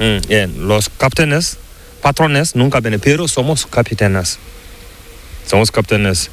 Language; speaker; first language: Spanish; non-native, learner; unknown